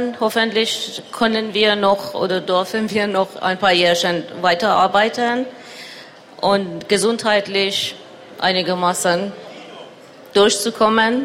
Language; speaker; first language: German; non-native, learner; Persian